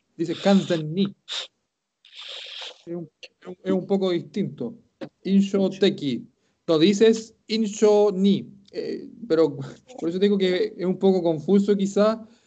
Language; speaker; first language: Spanish; native; Spanish